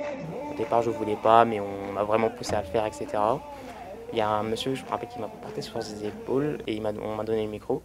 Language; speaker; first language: French; early bilingual, other home language; Arabic